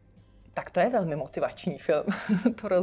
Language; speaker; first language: Czech; native; Czech